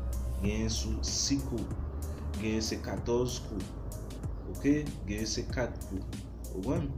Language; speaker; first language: French; non-native, learner; Haitian Creole